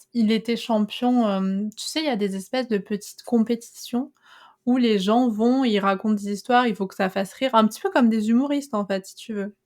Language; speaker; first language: French; native; French